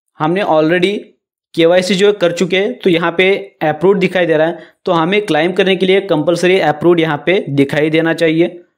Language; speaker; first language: Hindi; non-native, local second language; Marathi